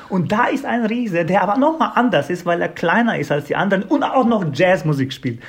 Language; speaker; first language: German; non-native, fluent; Bosnian